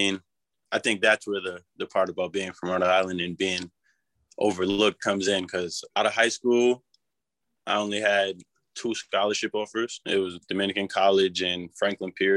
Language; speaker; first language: English; native; English